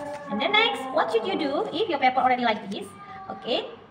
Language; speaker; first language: English; non-native, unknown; Indonesian